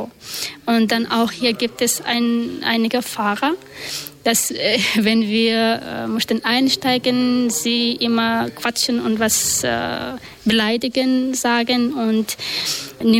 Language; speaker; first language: German; non-native, learner; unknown